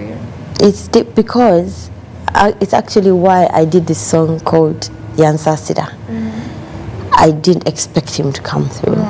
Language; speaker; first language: English; non-native, local second language; Ganda